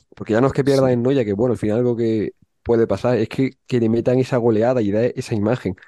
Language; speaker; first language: Spanish; native; Spanish